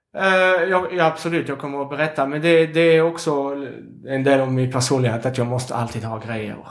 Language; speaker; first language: Swedish; non-native, fluent; Arabic